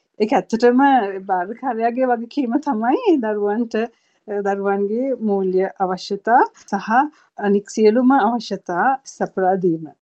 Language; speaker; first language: Sinhala; native; Sinhala